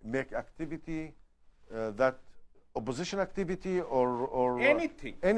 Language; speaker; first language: English; non-native, learner; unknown